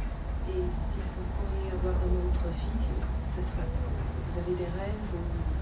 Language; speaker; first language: French; non-native, fluent; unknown